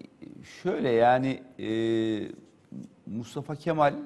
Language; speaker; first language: Turkish; native; Turkish